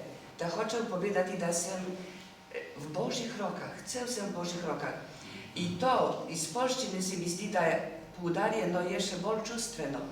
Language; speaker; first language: Slovenian; non-native, learner; Polish